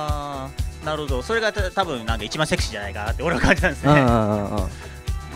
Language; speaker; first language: Japanese; native; Japanese